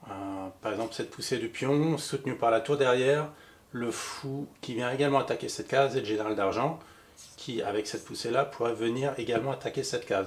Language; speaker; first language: French; native; French